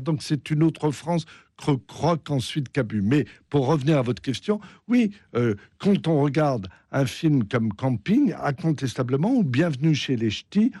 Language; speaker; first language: French; native; French